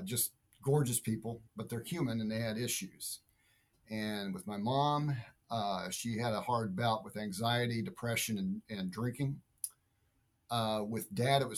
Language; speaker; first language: English; native; English